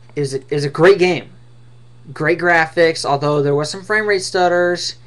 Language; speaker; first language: English; native; English